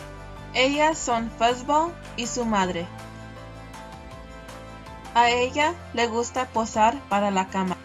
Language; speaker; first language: Spanish; non-native, learner; English